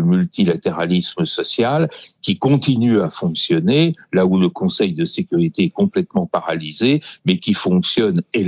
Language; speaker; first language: French; native; French